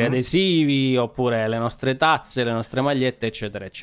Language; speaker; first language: Italian; native; Italian